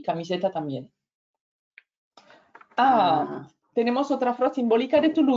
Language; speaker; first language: Spanish; non-native, fluent; French